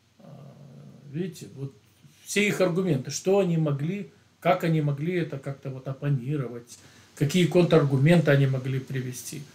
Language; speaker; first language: Russian; native; Russian